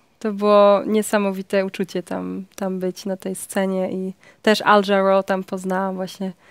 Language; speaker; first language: Polish; early bilingual, heritage; Polish